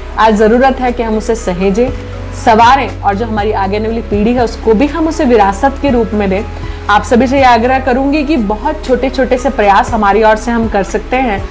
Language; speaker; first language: Hindi; native; Hindi